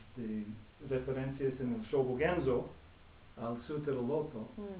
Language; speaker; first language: Spanish; non-native, fluent; English